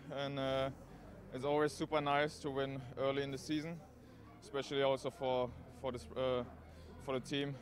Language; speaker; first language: English; non-native, fluent; German